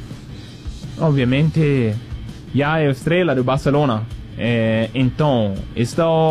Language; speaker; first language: Portuguese; non-native, fluent; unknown